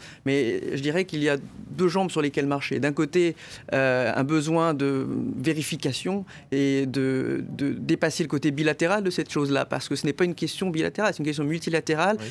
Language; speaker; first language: French; native; French